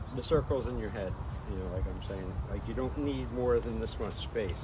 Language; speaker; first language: English; native; English